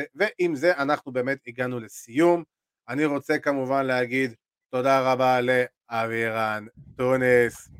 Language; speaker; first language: Hebrew; native; Hebrew